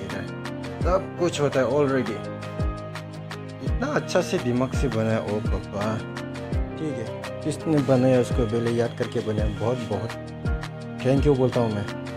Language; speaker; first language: Hindi; non-native, local second language; Bodo